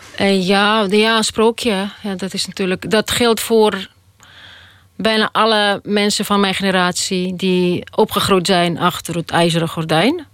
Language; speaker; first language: Dutch; non-native, fluent; Russian